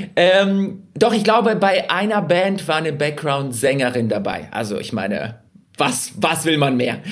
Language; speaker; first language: German; early bilingual, other home language; Russian